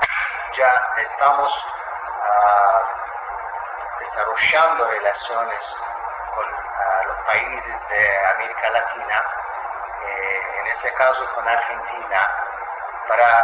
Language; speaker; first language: Spanish; non-native, fluent; Azerbaijani